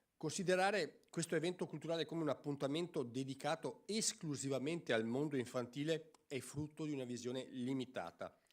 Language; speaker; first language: Italian; native; Italian